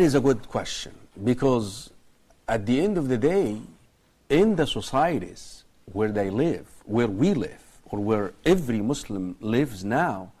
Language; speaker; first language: English; non-native, fluent; Arabic